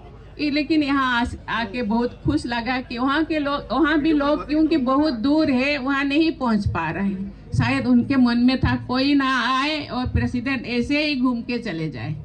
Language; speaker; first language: Hindi; non-native, local second language; Santali